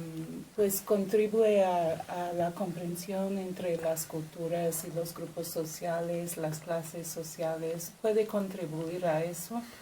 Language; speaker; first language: Spanish; non-native, fluent; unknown